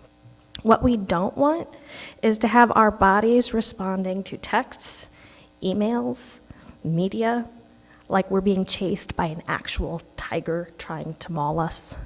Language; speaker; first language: English; native; English